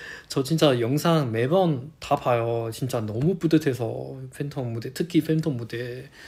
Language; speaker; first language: Korean; non-native, fluent; Chinese